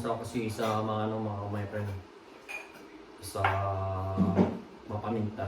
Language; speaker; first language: Filipino; native; Filipino